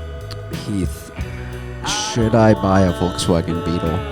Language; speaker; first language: English; native; English